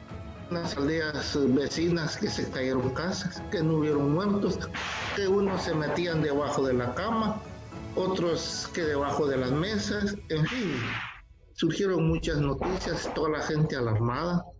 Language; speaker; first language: Spanish; native; Spanish